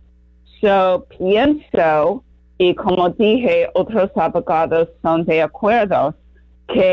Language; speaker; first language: Spanish; non-native, learner; English